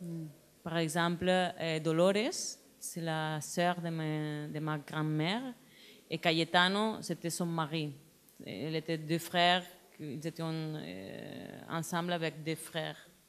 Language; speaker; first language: French; non-native, learner; Spanish